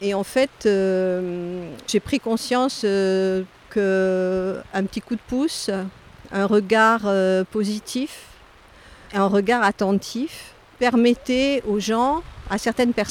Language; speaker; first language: French; native; French